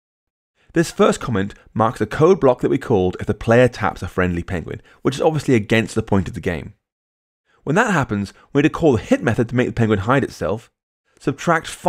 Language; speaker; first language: English; native; English